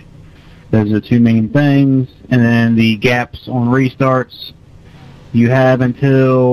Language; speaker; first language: English; native; English